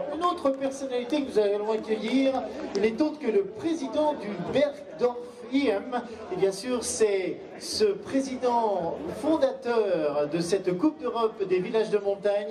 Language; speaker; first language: French; native; French